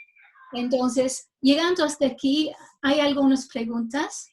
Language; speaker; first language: Spanish; non-native, fluent; English